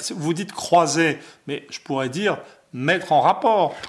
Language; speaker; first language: French; native; French